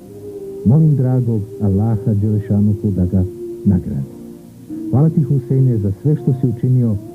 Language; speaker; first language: Bosnian; native; Bosnian